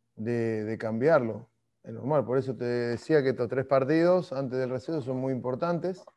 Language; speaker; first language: Spanish; native; Spanish